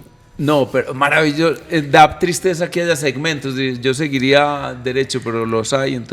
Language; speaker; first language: Spanish; native; Spanish